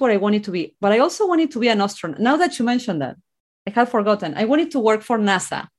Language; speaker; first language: English; non-native, fluent; Spanish